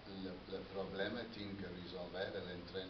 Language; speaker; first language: Spanish; non-native, fluent; English